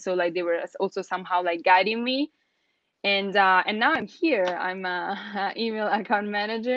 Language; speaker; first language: English; non-native, fluent; Italian